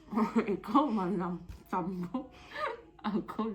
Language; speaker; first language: Cebuano; early bilingual, heritage; Cebuano